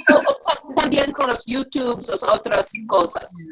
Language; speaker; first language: Spanish; non-native, learner; English